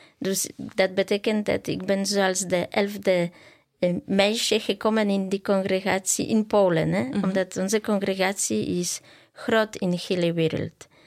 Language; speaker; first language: Dutch; non-native, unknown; Polish